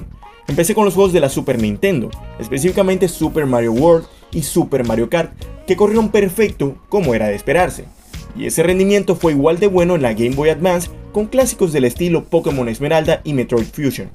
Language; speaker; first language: Spanish; native; Spanish